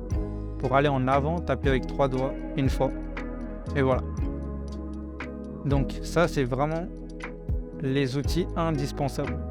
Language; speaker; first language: French; native; French